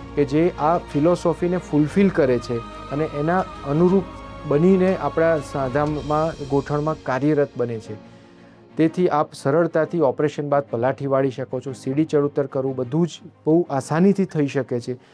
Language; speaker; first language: Gujarati; native; Gujarati